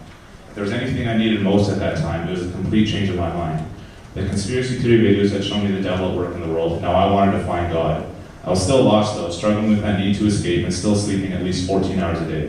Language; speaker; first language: English; native; English